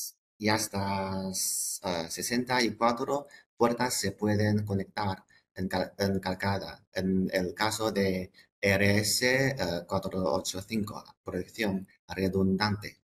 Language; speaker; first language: Spanish; non-native, fluent; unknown